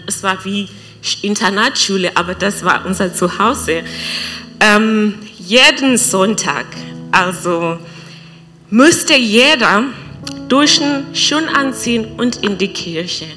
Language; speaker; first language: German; non-native, learner; English